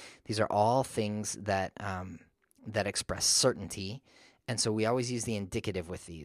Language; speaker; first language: English; native; English